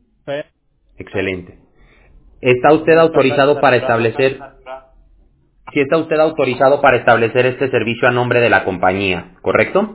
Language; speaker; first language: Spanish; native; Spanish